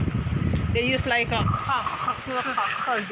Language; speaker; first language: English; non-native, learner; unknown